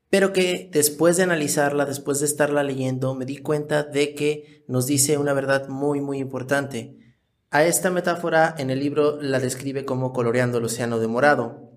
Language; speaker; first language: Spanish; native; Spanish